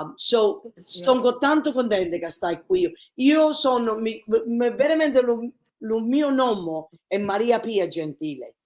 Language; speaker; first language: Italian; early bilingual, other home language; English